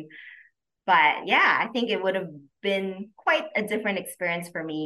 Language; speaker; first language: English; non-native, local second language; Filipino